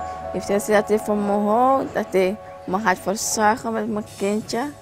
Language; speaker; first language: Dutch; non-native, local second language; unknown